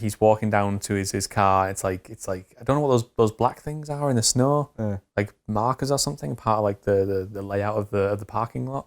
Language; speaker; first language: English; native; English